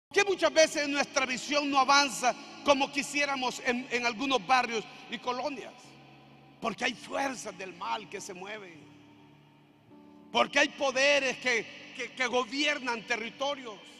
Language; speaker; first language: Spanish; native; Spanish